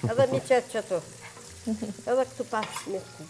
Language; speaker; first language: Albanian; native; Albanian